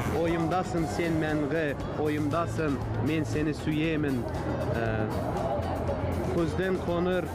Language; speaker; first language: Kazakh; non-native, learner; Russian